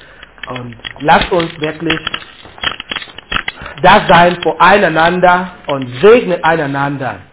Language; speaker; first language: German; non-native, learner; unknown